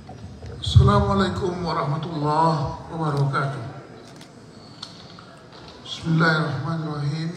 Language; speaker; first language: Arabic; non-native, learner; Indonesian